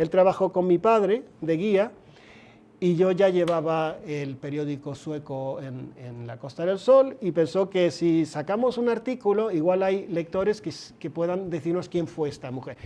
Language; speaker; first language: Spanish; non-native, fluent; Swedish